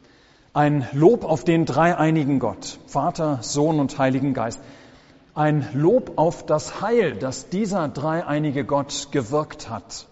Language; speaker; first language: German; native; German